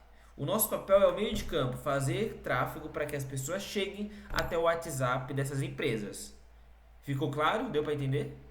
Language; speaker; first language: Portuguese; native; Portuguese